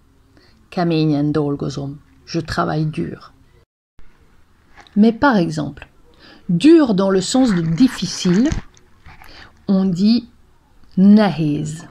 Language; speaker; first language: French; non-native, fluent; Hungarian